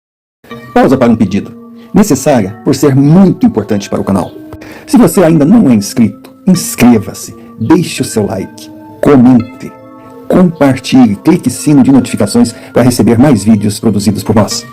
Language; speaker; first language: Portuguese; native; Portuguese